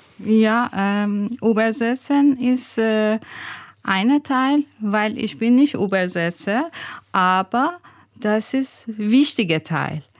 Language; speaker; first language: German; non-native, learner; Persian